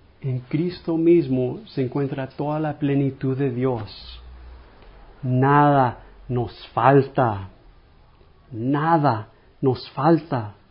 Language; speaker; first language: Spanish; non-native, fluent; English